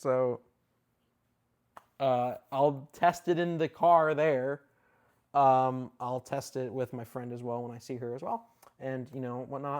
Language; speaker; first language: English; native; English